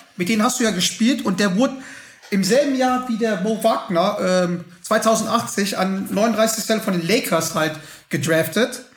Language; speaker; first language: German; native; German